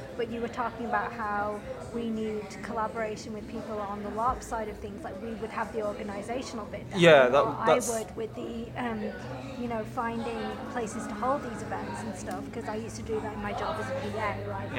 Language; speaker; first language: English; native; English